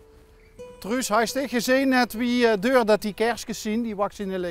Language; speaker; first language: Dutch; native; Dutch